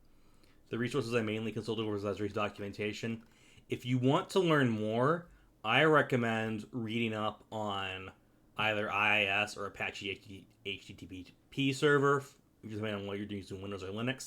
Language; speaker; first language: English; native; English